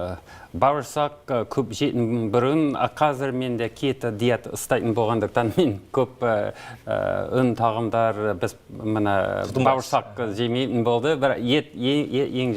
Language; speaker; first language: Kazakh; non-native, learner; English